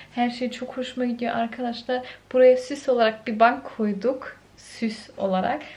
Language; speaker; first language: Turkish; early bilingual, heritage; Turkish